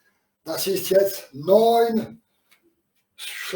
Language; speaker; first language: German; non-native, learner; French